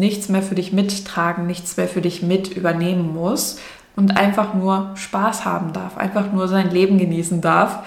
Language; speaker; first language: German; native; German